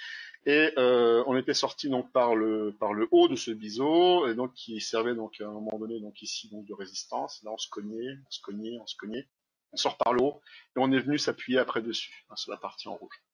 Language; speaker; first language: French; native; French